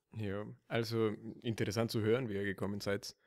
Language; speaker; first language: German; non-native, fluent; Spanish